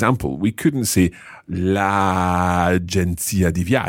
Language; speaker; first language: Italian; non-native, fluent; English